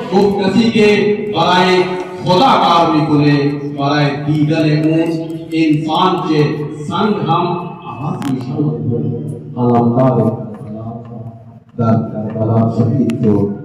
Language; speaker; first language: Persian; non-native, fluent; Urdu